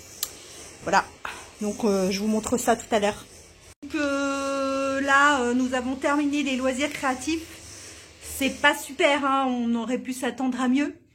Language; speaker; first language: French; native; French